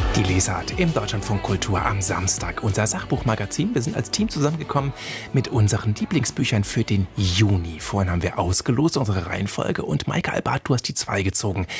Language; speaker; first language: German; native; German